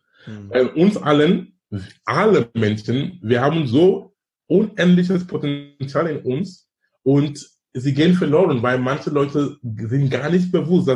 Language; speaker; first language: German; non-native, fluent; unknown